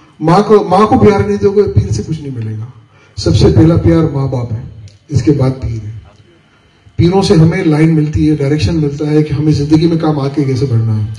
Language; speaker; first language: Urdu; non-native, local second language; Memoni